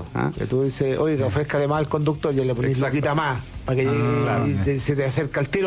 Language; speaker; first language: Spanish; native; Spanish